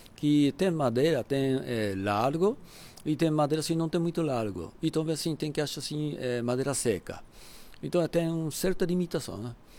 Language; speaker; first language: Portuguese; non-native, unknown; Japanese